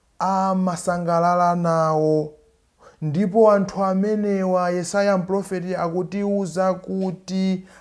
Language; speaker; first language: Nyanja; non-native, local second language; Tumbuka